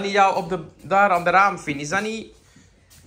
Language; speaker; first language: Dutch; native; Dutch